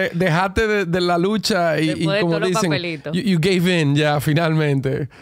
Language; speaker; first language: Spanish; native; Spanish